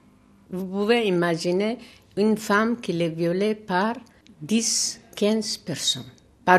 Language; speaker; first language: French; non-native, learner; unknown